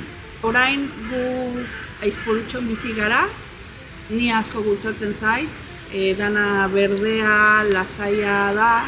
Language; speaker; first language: Basque; non-native, learner; Spanish